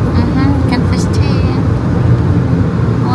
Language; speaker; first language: German; non-native, learner; Indonesian